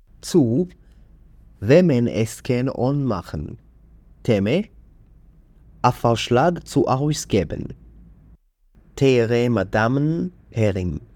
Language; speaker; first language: German; non-native, learner; Hebrew